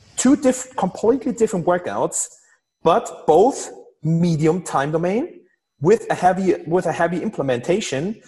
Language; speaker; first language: English; non-native, fluent; German